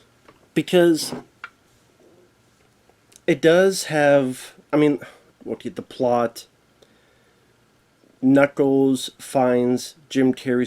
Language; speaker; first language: English; native; English